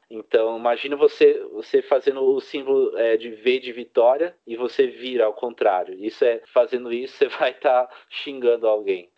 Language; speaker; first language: Portuguese; early bilingual, heritage; Portuguese